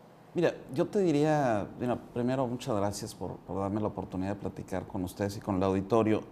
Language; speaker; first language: Spanish; native; Spanish